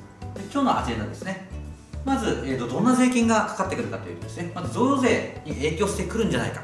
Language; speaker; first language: Japanese; native; Japanese